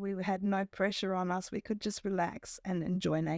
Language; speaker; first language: English; native; English